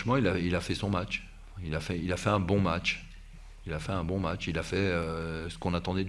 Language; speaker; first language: French; native; French